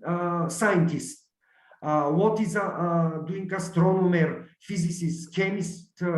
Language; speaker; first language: English; non-native, learner; Bulgarian